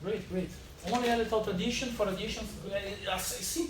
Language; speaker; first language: English; non-native, learner; Portuguese